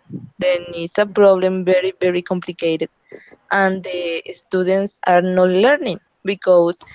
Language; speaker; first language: English; non-native, learner; Spanish